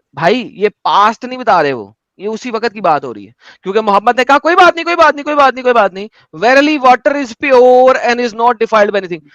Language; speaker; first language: Hindi; native; Hindi